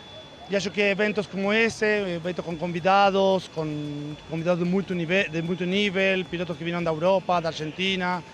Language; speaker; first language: Portuguese; non-native, learner; Spanish